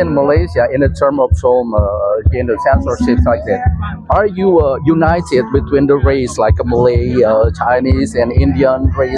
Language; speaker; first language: English; non-native, fluent; Indonesian